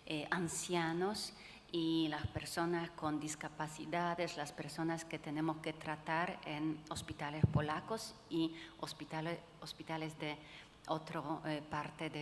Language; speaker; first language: Spanish; non-native, fluent; Polish